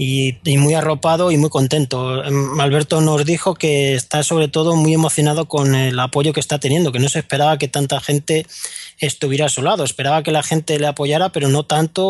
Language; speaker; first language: Spanish; native; Spanish